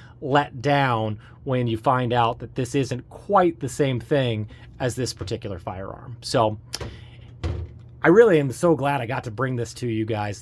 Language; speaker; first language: English; native; English